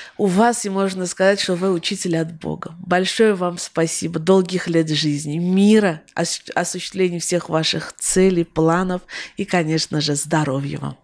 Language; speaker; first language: Russian; non-native, local second language; Armenian